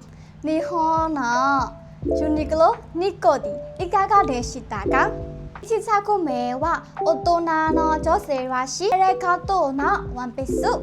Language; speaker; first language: Japanese; non-native, learner; Burmese